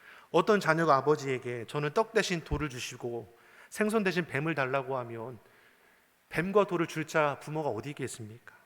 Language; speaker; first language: Korean; native; Korean